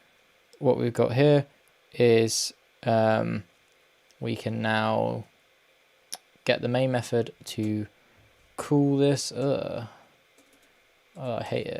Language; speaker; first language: English; native; English